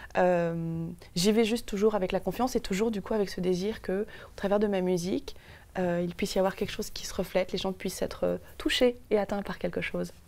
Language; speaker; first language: French; native; French